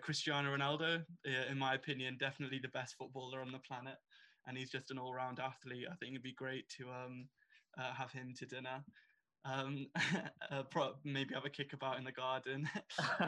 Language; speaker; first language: English; native; English